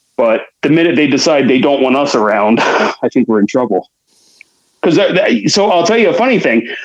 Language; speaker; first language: English; native; English